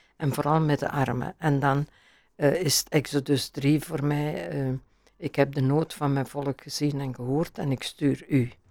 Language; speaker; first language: Dutch; native; Dutch